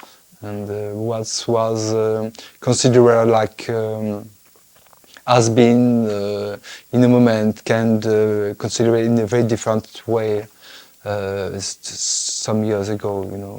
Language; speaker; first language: English; non-native, fluent; French